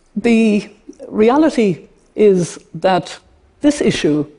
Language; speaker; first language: English; native; English